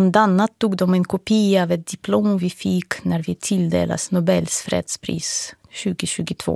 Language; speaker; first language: Swedish; non-native, fluent; Russian